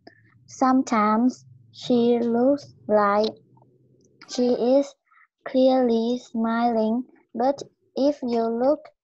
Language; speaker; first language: English; non-native, learner; Vietnamese